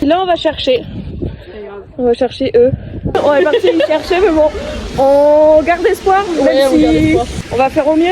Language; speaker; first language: French; native; French